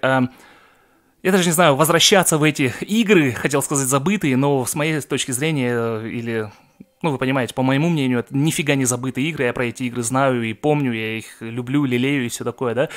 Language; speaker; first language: Russian; native; Russian